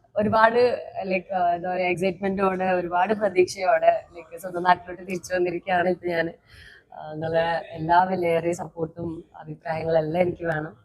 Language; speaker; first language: Malayalam; native; Malayalam